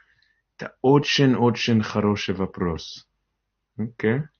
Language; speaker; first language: Russian; non-native, learner; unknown